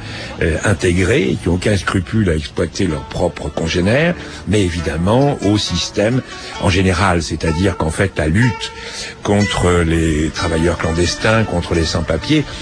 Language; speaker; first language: French; native; French